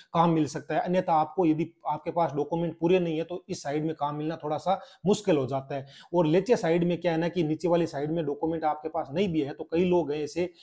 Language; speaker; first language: Hindi; native; Hindi